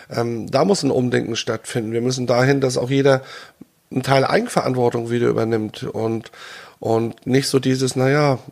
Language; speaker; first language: German; native; German